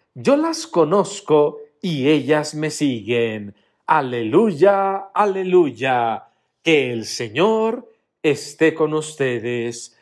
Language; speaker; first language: Spanish; native; Spanish